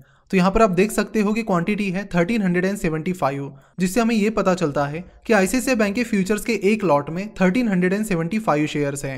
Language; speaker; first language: Hindi; non-native, local second language; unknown